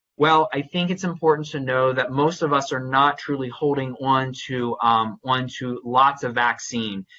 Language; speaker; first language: English; native; English